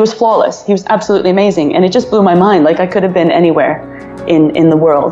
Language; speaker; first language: English; native; English